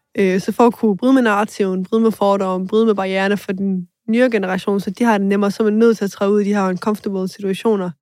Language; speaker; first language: Danish; early bilingual, other home language; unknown